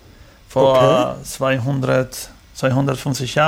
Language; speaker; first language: German; non-native, learner; Spanish